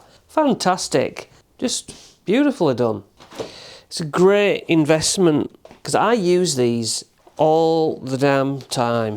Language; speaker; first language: English; native; English